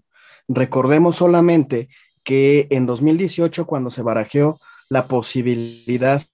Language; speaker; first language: Spanish; native; Spanish